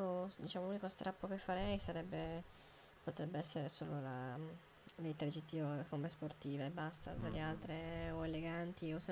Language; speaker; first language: Italian; native; Italian